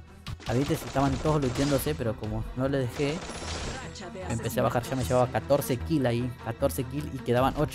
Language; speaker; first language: Spanish; native; Spanish